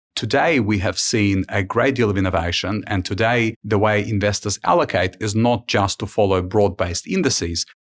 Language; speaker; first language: English; early bilingual, other home language; Ukrainian